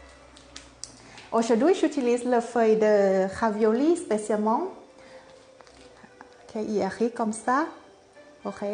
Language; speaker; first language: French; non-native, learner; Thai